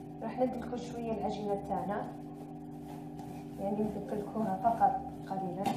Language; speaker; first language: Arabic; native; Arabic